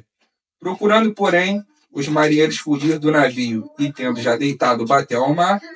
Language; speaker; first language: Portuguese; native; Portuguese